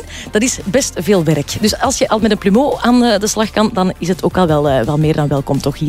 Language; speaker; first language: Dutch; native; Dutch